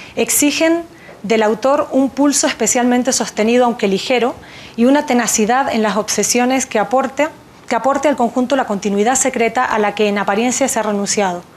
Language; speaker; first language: Spanish; native; Spanish